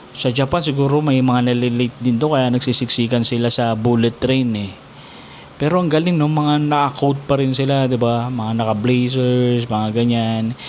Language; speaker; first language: Filipino; native; Filipino